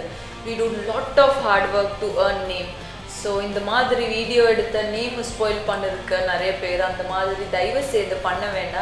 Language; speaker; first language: Tamil; non-native, learner; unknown